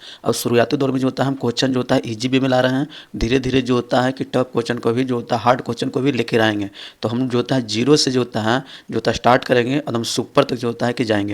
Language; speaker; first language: Hindi; native; Hindi